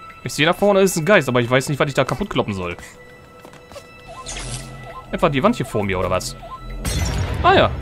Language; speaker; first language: German; native; German